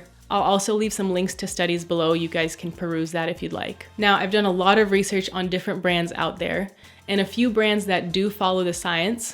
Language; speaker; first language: English; native; English